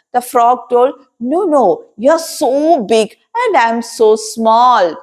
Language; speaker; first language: English; non-native, local second language; Malayalam